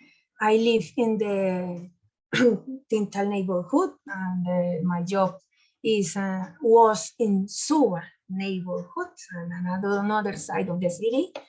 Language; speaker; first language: English; non-native, learner; Spanish